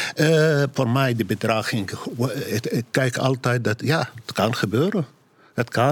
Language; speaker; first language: Dutch; non-native, learner; Arabic